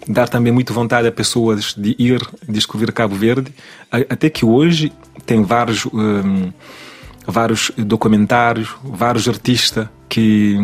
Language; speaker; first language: Portuguese; non-native, learner; Kabuverdianu